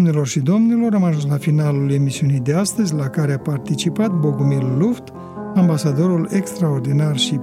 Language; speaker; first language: Romanian; native; Romanian